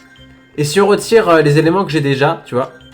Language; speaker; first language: French; native; French